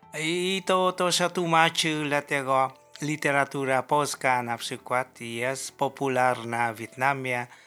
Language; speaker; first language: Polish; non-native, fluent; Vietnamese